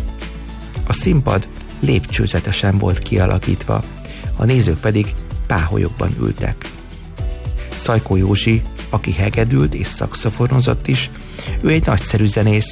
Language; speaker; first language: Hungarian; native; Hungarian